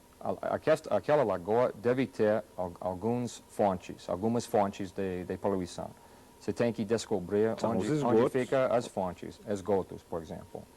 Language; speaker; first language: Portuguese; non-native, fluent; English